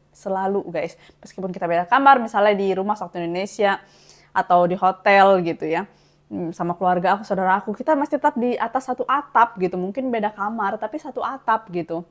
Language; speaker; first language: Indonesian; native; Indonesian